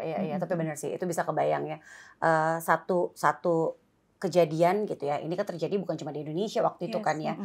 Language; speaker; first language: Indonesian; native; Indonesian